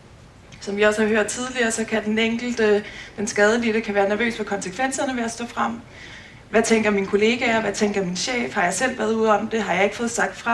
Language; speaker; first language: Danish; native; Danish